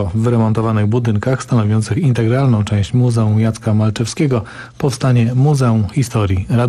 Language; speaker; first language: Polish; native; Polish